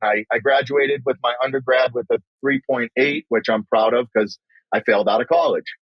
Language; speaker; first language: English; native; English